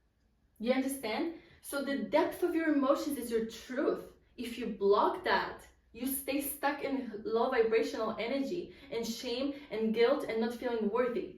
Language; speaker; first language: English; non-native, fluent; Polish